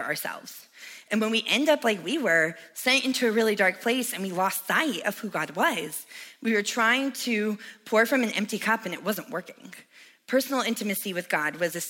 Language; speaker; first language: English; native; English